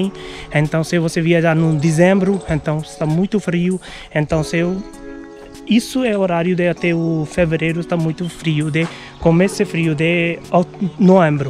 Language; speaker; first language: Portuguese; non-native, learner; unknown